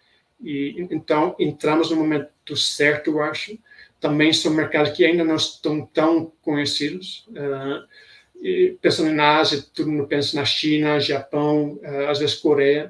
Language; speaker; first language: Portuguese; non-native, fluent; Dutch